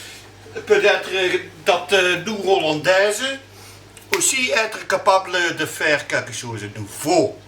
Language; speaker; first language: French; non-native, learner; Dutch